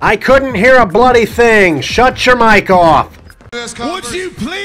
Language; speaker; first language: English; native; English